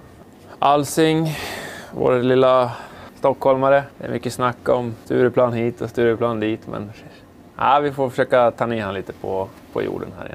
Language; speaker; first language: Swedish; native; Swedish